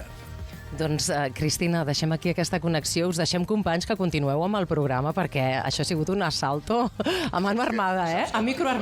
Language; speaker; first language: Catalan; native; Catalan